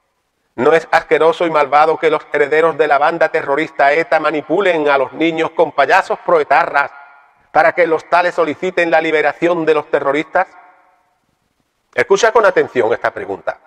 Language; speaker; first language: Spanish; native; Spanish